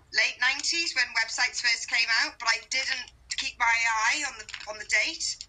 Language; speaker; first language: English; native; English